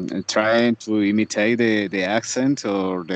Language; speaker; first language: English; non-native, learner; Spanish